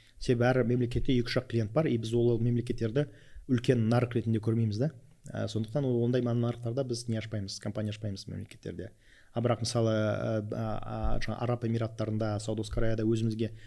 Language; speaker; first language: Kazakh; non-native, local second language; Russian